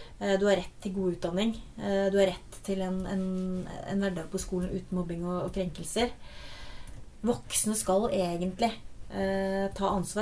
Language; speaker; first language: Norwegian; native; Norwegian